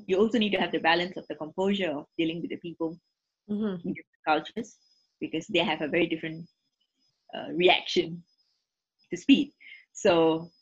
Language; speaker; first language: English; native; English